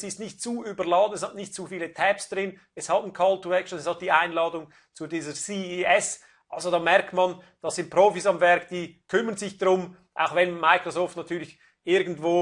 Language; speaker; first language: German; native; German